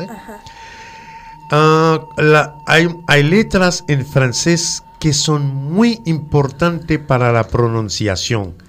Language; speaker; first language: Spanish; non-native, fluent; French